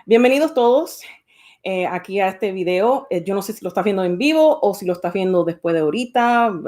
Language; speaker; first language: Spanish; early bilingual, heritage; Spanish